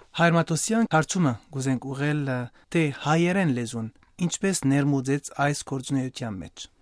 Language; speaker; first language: Armenian; native; Armenian